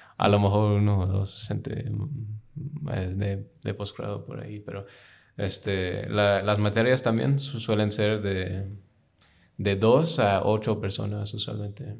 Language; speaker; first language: Spanish; non-native, fluent; English